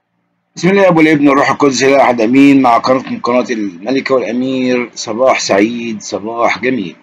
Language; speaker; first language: Arabic; native; Arabic